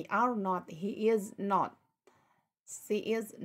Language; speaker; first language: English; non-native, learner; Indonesian